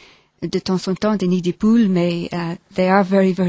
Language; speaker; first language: French; non-native, fluent; English